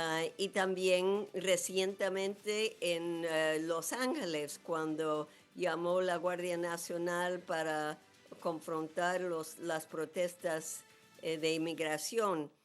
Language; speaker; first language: Spanish; non-native, fluent; English